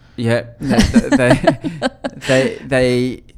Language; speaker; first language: English; native; English